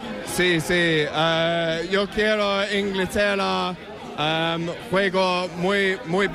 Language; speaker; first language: Spanish; non-native, learner; English